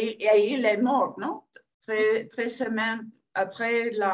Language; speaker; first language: French; non-native, fluent; Spanish